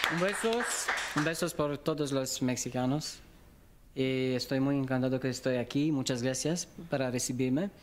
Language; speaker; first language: Spanish; non-native, learner; Romanian